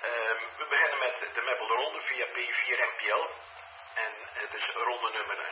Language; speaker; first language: Dutch; native; Dutch